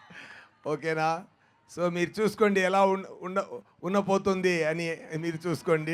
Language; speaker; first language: Telugu; non-native, fluent; Tamil